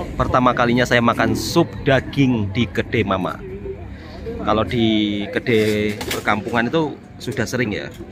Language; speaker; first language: Indonesian; native; Indonesian